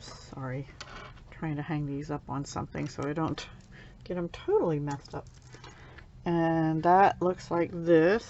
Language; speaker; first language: English; native; English